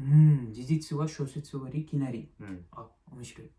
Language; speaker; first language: Japanese; non-native, learner; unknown